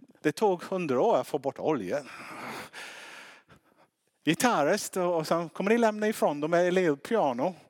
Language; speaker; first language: Swedish; non-native, fluent; English